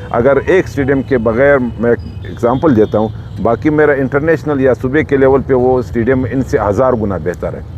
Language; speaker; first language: Urdu; non-native, local second language; Pashto